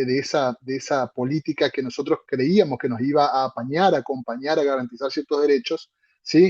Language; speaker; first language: Spanish; native; Spanish